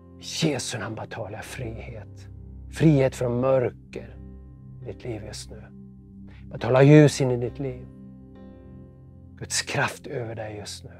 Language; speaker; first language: Swedish; native; Swedish